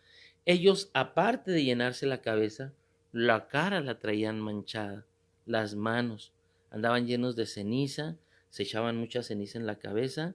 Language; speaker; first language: Spanish; native; Spanish